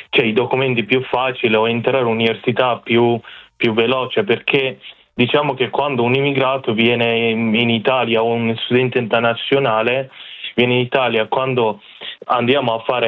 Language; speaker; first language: Italian; non-native, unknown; Persian